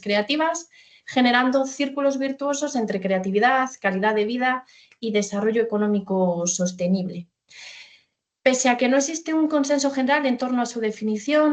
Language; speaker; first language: Spanish; native; Spanish